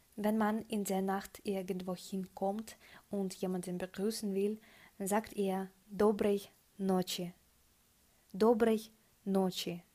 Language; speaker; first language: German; non-native, fluent; Russian